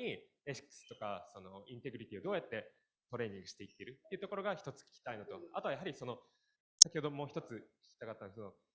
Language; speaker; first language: Japanese; native; Japanese